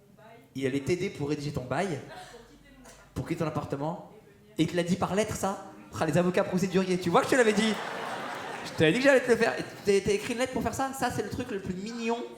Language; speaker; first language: French; native; French